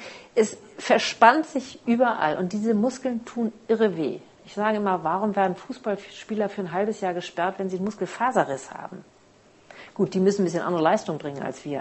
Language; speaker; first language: German; native; German